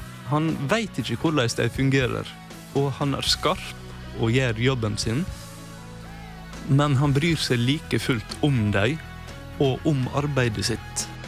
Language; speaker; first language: Norwegian; native; Norwegian